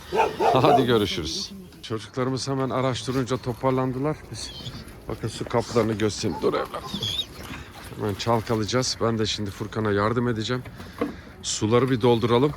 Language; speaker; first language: Turkish; native; Turkish